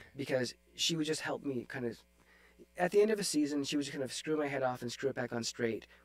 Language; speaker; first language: English; native; English